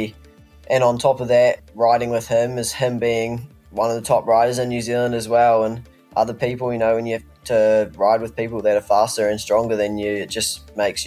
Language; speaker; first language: English; native; English